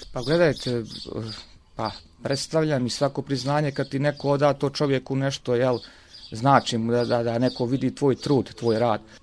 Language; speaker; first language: Serbian; native; Serbian